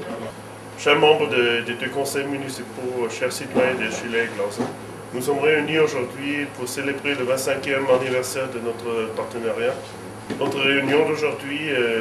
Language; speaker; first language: French; non-native, fluent; German